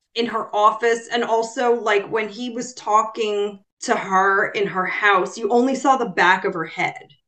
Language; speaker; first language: English; early bilingual, other home language; Italian